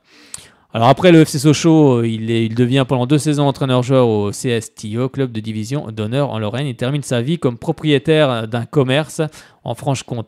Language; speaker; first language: French; native; French